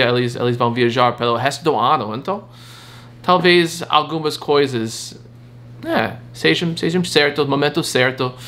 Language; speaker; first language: Portuguese; non-native, fluent; English